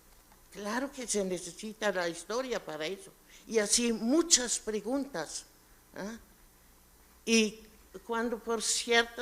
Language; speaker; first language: Spanish; non-native, fluent; German